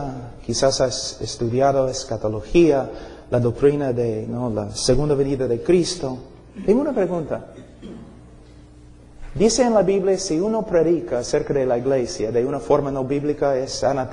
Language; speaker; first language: Spanish; non-native, fluent; English